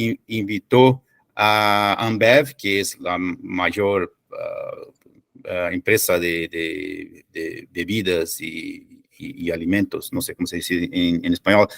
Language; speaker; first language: Spanish; non-native, fluent; Portuguese